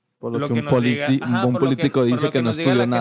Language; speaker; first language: Spanish; native; Spanish